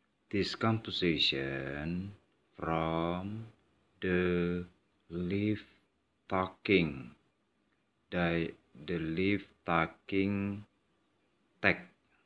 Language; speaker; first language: English; non-native, learner; Indonesian